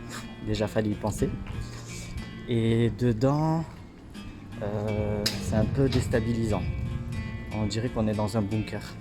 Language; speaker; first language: French; native; French